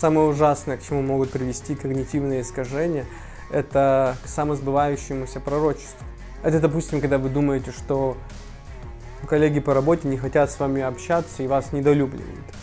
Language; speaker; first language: Russian; native; Russian